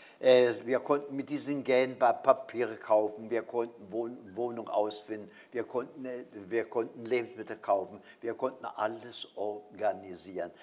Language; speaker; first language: German; native; German